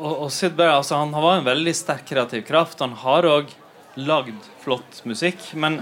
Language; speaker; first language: Norwegian; native; Norwegian